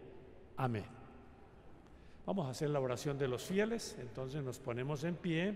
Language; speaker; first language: Spanish; native; Spanish